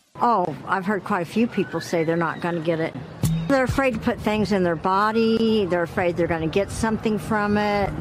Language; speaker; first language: English; early bilingual, other home language; Armenian